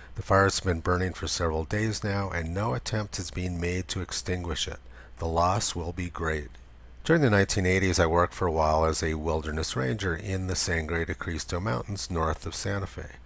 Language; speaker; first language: English; native; English